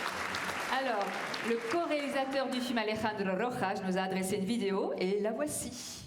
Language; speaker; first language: French; native; French